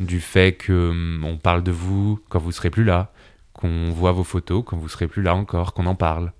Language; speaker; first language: French; native; French